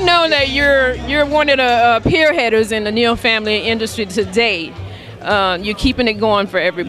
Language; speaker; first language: English; native; English